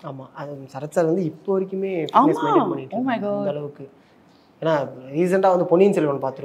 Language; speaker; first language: Tamil; native; Tamil